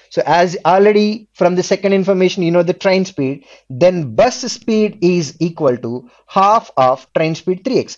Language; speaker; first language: English; non-native, local second language; Telugu